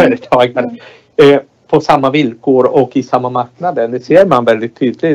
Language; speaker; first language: Swedish; non-native, fluent; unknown